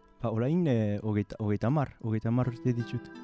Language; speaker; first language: Basque; non-native, fluent; Japanese